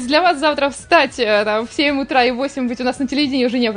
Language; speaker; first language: Russian; native; Russian